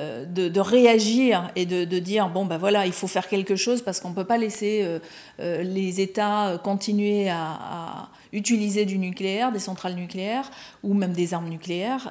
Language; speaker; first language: French; native; French